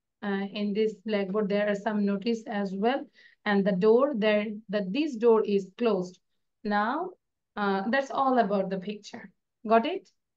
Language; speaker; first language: English; non-native, local second language; Bangla